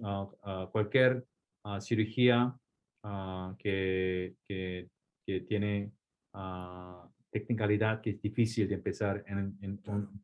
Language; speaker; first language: Spanish; non-native, fluent; Korean